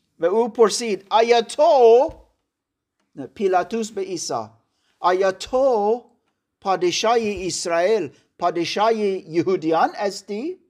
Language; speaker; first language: Persian; non-native, learner; German